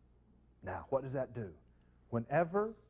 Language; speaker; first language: English; native; English